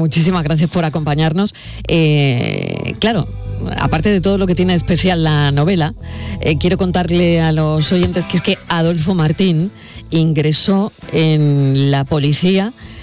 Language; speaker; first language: Spanish; native; Spanish